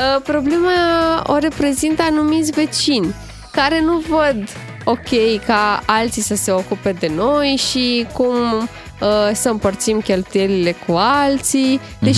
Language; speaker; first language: Romanian; native; Romanian